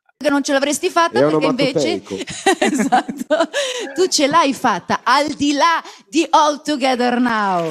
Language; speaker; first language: Italian; native; Italian